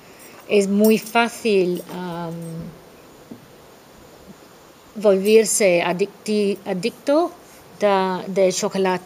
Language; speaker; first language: Spanish; non-native, fluent; English